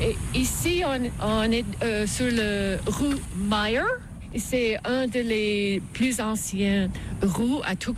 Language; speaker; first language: French; non-native, learner; English